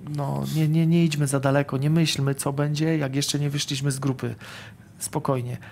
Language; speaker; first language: Polish; native; Polish